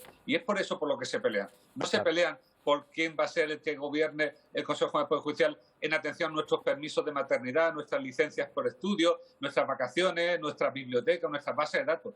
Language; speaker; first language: Spanish; native; Spanish